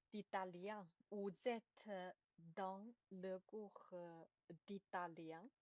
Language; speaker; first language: French; non-native, learner; Chinese